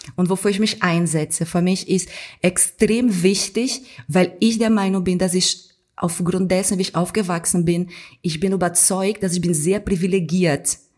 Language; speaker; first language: German; non-native, fluent; Portuguese